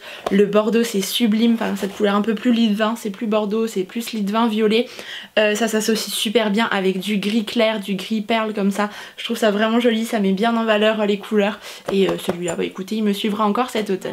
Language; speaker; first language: French; native; French